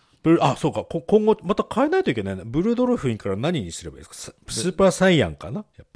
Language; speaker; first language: Japanese; native; Japanese